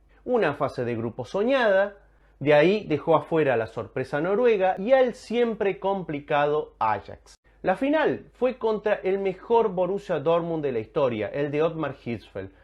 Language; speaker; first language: Spanish; native; Spanish